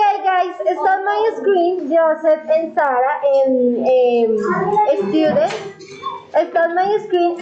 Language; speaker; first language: English; non-native, learner; Spanish